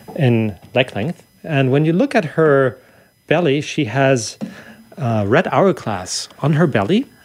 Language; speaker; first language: English; non-native, fluent; German